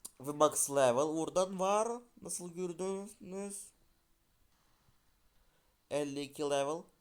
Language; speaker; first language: Turkish; non-native, learner; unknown